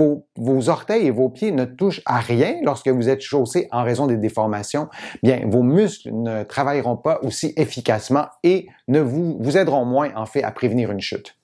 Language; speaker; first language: French; native; French